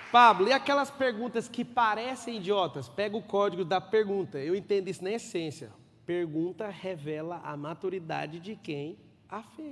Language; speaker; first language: Portuguese; native; Portuguese